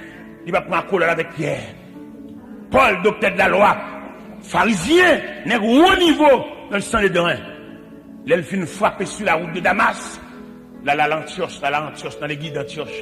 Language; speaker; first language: French; non-native, local second language; Haitian Creole